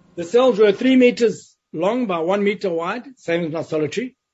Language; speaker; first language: English; native; English